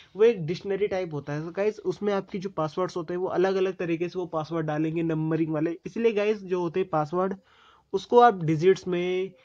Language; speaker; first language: Hindi; native; Hindi